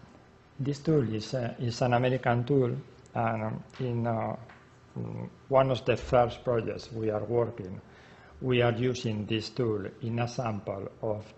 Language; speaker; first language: English; non-native, learner; Spanish